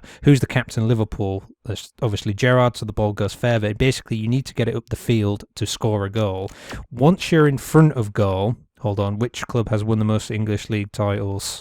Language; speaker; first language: English; native; English